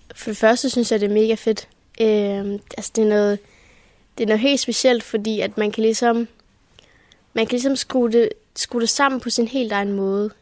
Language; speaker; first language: Danish; early bilingual, heritage; Danish